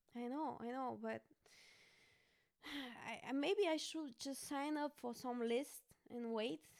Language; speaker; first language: English; non-native, fluent; Bulgarian